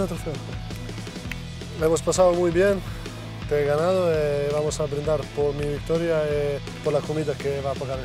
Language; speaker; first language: Spanish; non-native, fluent; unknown